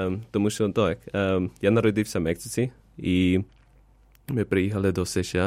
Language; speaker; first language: Ukrainian; non-native, fluent; Spanish